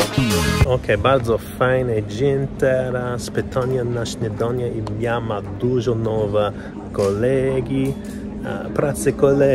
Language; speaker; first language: Polish; non-native, learner; English